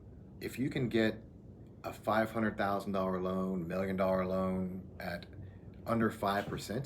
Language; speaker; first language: English; native; English